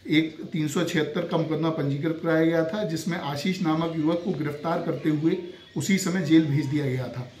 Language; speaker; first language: Hindi; native; Hindi